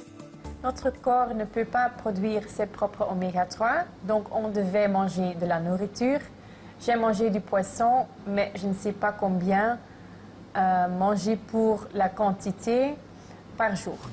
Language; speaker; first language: French; non-native, local second language; Dutch